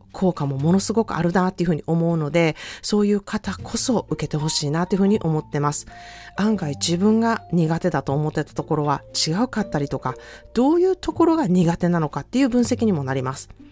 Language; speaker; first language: Japanese; native; Japanese